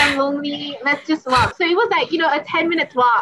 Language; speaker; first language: English; non-native, local second language; Malay